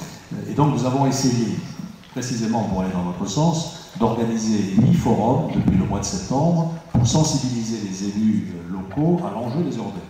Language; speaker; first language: French; native; French